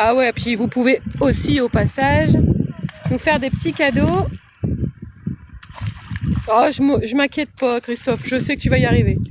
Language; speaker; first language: French; native; French